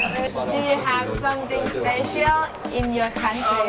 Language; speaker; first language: English; non-native, learner; Thai